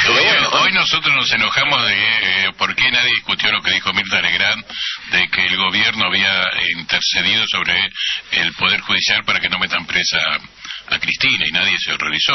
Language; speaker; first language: Spanish; native; Spanish